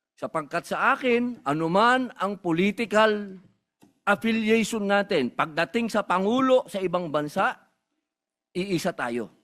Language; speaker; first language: Filipino; native; Filipino